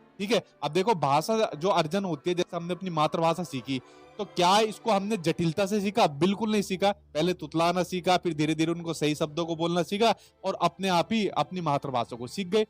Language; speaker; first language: Hindi; native; Hindi